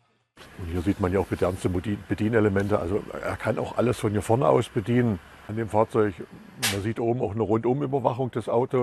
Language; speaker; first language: German; native; German